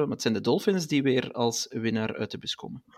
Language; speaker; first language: Dutch; native; Dutch